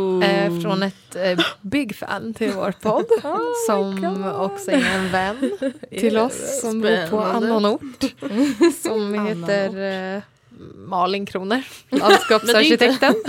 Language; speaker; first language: Swedish; native; Swedish